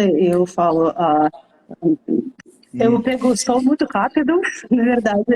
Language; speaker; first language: Portuguese; non-native, fluent; Russian